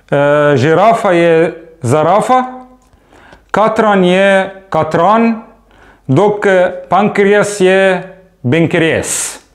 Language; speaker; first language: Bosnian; non-native, fluent; Arabic